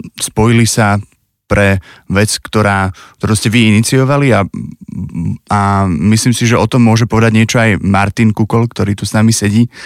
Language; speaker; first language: Czech; native; Czech